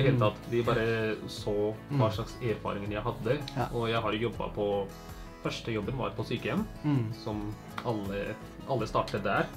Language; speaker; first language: Norwegian; early bilingual, other home language; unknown